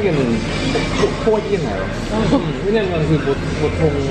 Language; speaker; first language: Korean; non-native, learner; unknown